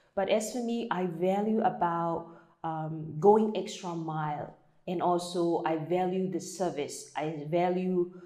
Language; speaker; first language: English; non-native, fluent; Burmese